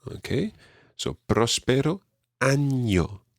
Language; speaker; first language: Spanish; non-native, fluent; English